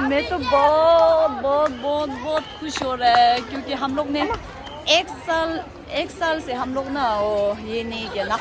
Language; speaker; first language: Hindi; non-native, fluent; Tibetan